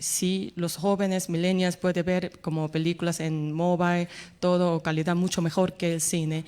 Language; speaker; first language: Spanish; non-native, learner; Korean